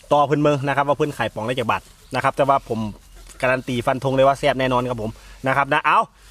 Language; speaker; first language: Thai; native; Thai